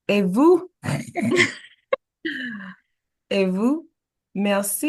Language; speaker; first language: French; non-native, learner; English